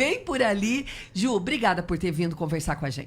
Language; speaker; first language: Portuguese; native; Portuguese